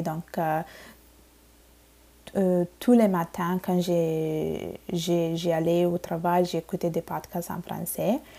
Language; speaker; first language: French; non-native, fluent; Bangla